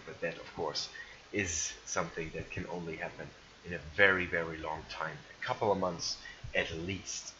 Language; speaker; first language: English; non-native, fluent; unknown